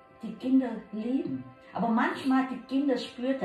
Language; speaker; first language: German; non-native, learner; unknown